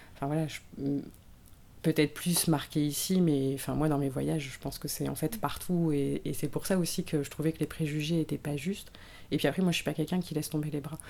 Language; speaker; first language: French; native; French